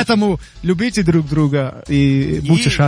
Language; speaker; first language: Russian; non-native, local second language; Tajik